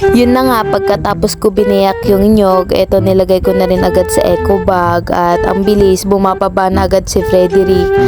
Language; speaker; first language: Filipino; non-native, local second language; Cebuano